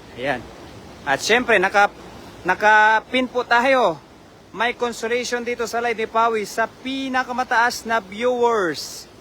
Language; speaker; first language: Filipino; native; Filipino